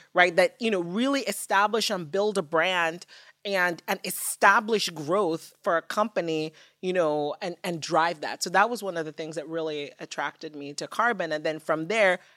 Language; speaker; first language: English; non-native, local second language; Yoruba